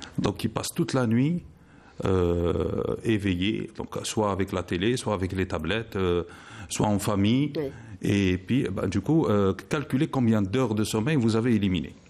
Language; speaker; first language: French; non-native, local second language; Arabic